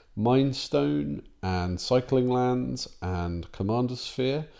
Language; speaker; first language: English; native; English